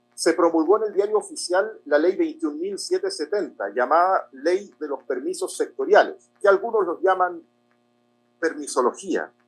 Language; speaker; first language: Spanish; native; Spanish